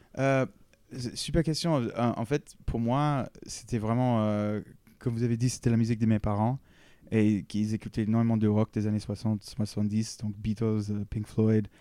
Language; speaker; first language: French; non-native, fluent; English